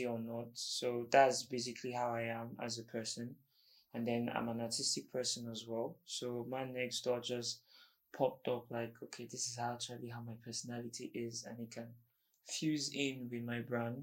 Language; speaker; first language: English; non-native, local second language; Igbo